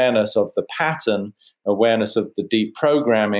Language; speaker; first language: English; native; English